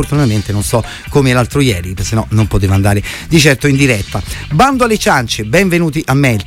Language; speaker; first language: Italian; native; Italian